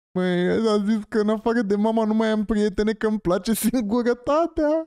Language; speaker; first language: Romanian; native; Romanian